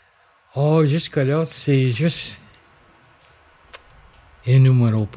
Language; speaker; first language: French; non-native, local second language; English